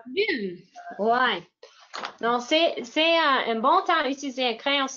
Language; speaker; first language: French; non-native, fluent; English